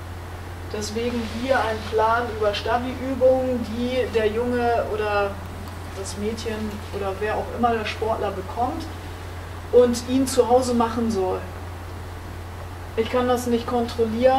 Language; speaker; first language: German; native; German